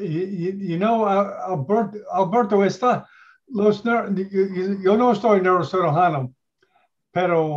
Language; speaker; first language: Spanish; non-native, learner; English